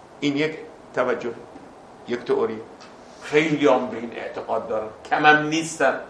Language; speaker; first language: Persian; non-native, fluent; Arabic